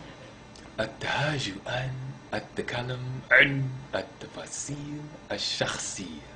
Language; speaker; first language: Arabic; non-native, learner; English